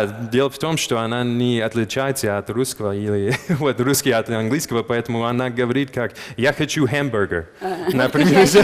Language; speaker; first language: Russian; non-native, fluent; English